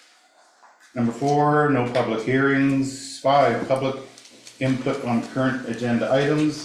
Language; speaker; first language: English; native; English